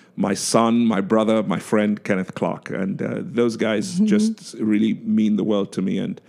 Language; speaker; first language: English; non-native, local second language; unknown